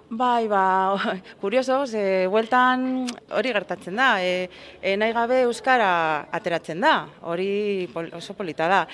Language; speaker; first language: Basque; non-native, local second language; Spanish